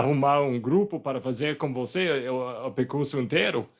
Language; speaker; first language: Portuguese; non-native, fluent; English